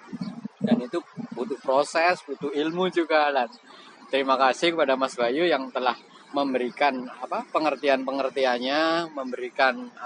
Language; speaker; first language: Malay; non-native, local second language; Javanese